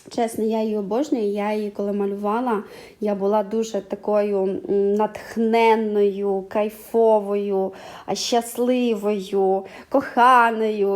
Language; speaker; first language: Ukrainian; non-native, local second language; Russian